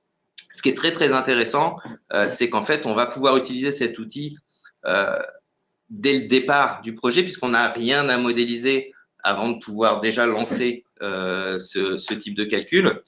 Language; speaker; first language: French; native; French